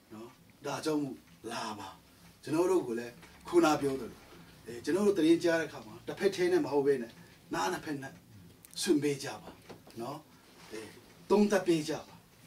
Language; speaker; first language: Burmese; non-native, local second language; Tedim Chin